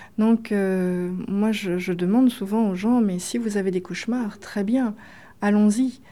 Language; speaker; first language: French; native; French